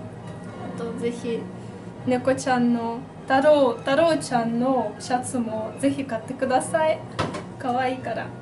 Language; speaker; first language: Japanese; non-native, fluent; Russian